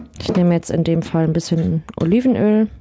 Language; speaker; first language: German; early bilingual, other home language; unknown